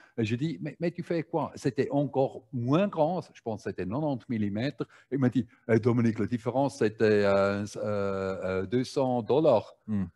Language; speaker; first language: French; non-native, learner; German